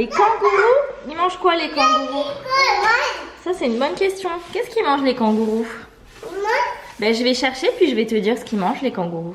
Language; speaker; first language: French; native; French